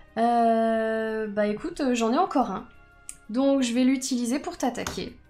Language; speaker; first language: French; native; French